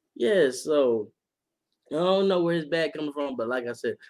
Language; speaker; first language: English; native; English